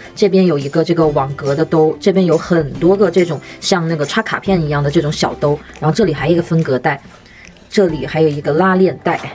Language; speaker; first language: Chinese; native; Chinese